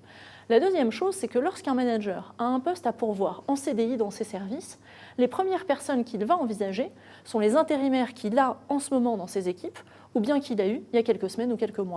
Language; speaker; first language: French; native; French